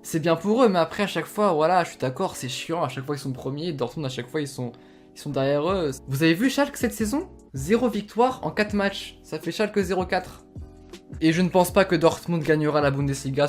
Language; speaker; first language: French; native; French